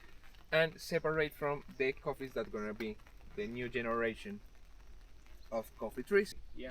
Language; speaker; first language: English; non-native, learner; Spanish